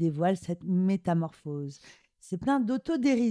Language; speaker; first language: French; native; French